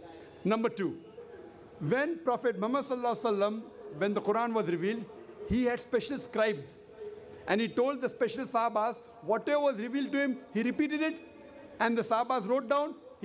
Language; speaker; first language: English; non-native, local second language; Urdu